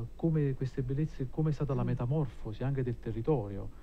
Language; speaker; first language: Italian; native; Italian